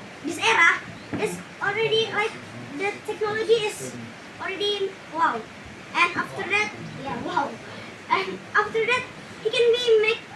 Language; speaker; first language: English; non-native, learner; Indonesian